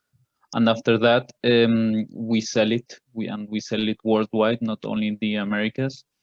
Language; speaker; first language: English; non-native, fluent; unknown